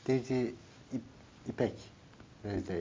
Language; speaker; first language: Dutch; non-native, learner; Turkish